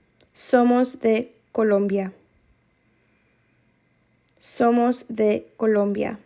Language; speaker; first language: Spanish; non-native, fluent; English